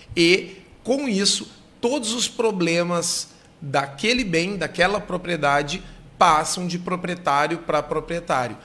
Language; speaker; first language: Portuguese; native; Portuguese